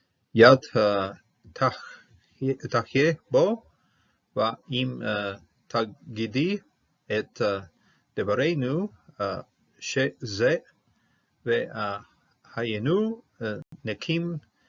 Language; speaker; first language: Hebrew; non-native, fluent; English